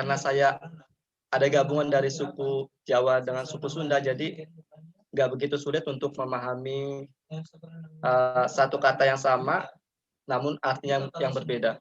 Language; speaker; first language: Indonesian; non-native, local second language; Javanese